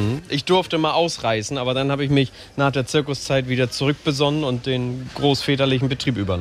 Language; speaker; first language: German; native; German